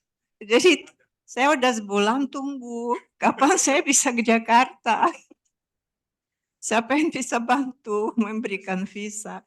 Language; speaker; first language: Indonesian; non-native, fluent; Russian